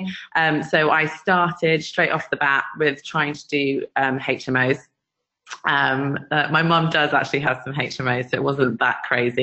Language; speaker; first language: English; native; English